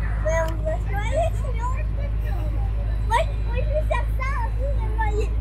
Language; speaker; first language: French; native; French